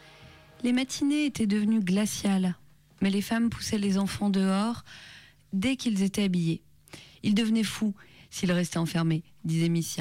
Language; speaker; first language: French; native; French